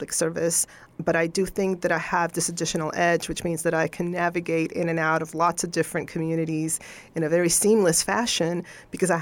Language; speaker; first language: English; non-native, fluent; Spanish